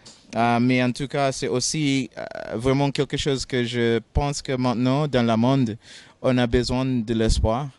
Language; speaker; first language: French; non-native, fluent; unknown